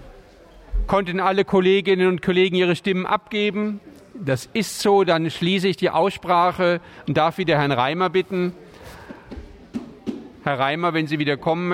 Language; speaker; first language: German; native; German